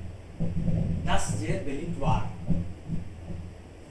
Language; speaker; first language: Hindi; native; Hindi